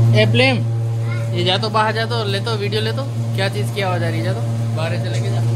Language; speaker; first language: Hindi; non-native, local second language; Gujarati